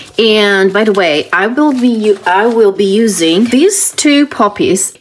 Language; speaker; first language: English; non-native, fluent; Portuguese